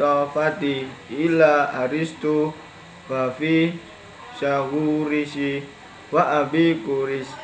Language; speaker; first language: Arabic; non-native, learner; Indonesian